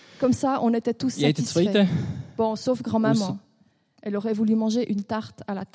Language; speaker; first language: French; native; French